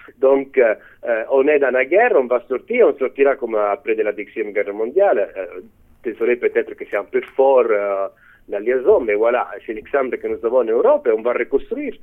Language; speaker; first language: French; non-native, fluent; Italian